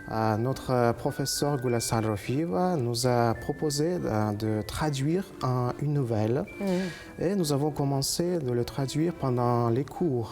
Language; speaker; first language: French; non-native, fluent; Uzbek